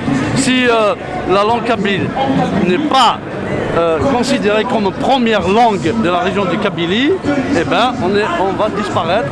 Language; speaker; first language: French; non-native, local second language; Kabyle